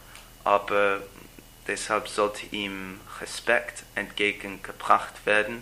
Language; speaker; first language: German; non-native, learner; English